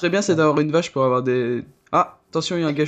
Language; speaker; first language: French; native; French